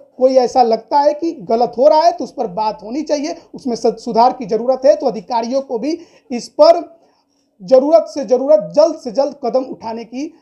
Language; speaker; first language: Hindi; native; Hindi